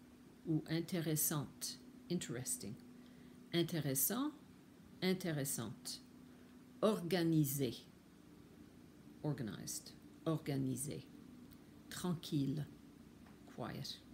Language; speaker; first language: French; non-native, fluent; English